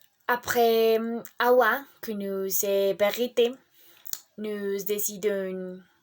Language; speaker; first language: French; non-native, learner; Spanish